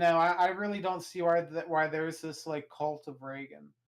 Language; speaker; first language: English; native; English